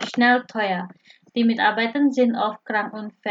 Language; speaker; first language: German; non-native, fluent; Indonesian